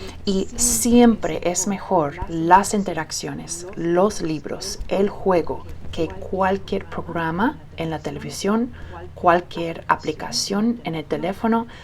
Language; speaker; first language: Spanish; early bilingual, heritage; Spanish